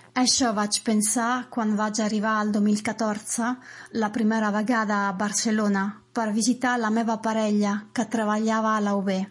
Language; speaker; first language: Catalan; non-native, fluent; Italian